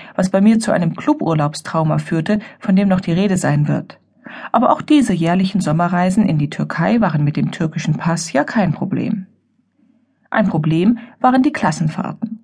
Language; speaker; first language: German; native; German